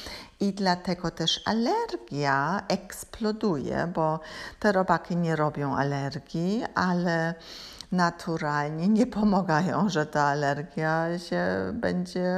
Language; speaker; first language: Polish; non-native, learner; German